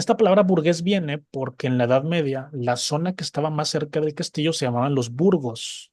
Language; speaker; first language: Spanish; native; Spanish